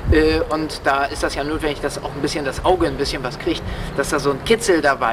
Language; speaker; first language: German; native; German